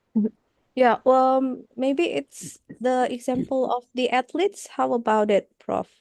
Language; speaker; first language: English; non-native, fluent; Indonesian